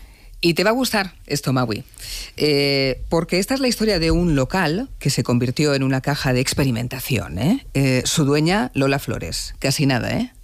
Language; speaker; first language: Spanish; native; Spanish